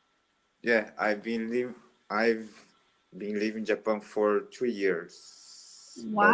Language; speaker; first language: English; non-native, learner; Portuguese